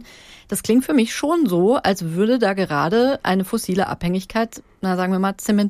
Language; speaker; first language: German; native; German